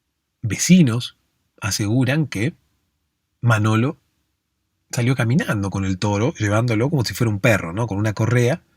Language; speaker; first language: Spanish; native; Spanish